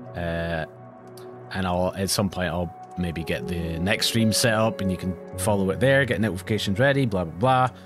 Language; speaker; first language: English; native; English